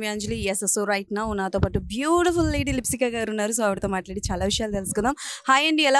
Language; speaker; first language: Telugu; native; Telugu